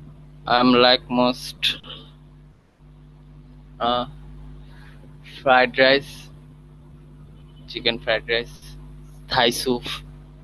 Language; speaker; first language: English; non-native, learner; Bangla